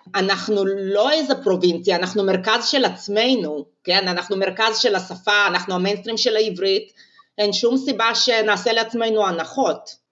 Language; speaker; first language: Hebrew; non-native, fluent; Russian